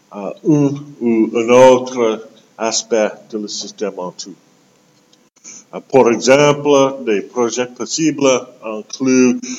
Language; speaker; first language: French; non-native, local second language; English